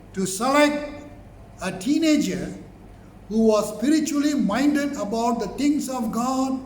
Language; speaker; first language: English; non-native, local second language; Tamil